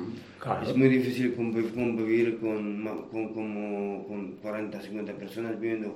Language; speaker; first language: Spanish; non-native, fluent; Romanian